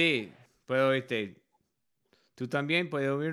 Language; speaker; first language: Spanish; non-native, learner; English